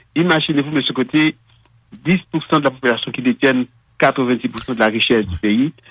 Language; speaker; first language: French; non-native, local second language; Haitian Creole